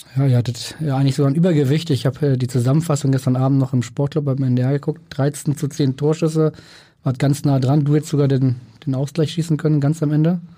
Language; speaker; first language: German; native; German